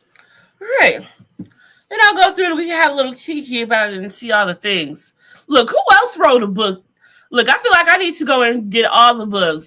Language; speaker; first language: English; native; English